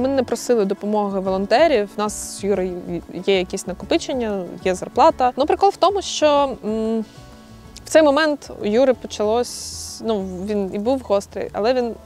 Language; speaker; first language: Ukrainian; native; Ukrainian